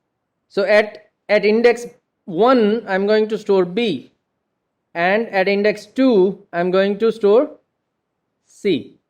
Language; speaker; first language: English; non-native, local second language; Gujarati